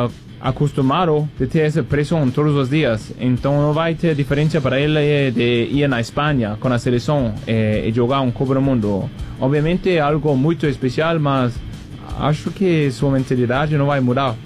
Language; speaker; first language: Portuguese; non-native, fluent; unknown